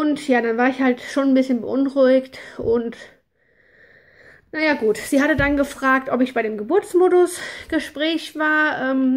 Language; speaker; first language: German; native; German